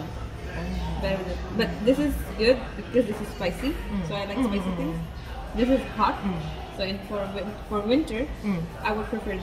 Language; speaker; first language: English; early bilingual, other home language; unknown